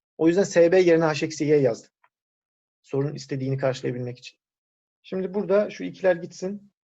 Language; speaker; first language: Turkish; native; Turkish